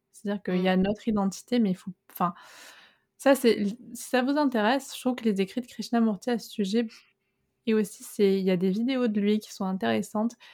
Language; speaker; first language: French; native; French